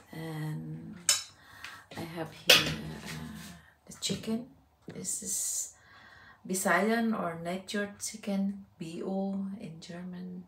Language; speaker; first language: English; non-native, learner; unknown